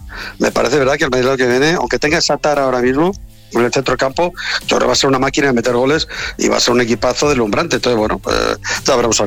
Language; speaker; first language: Spanish; native; Spanish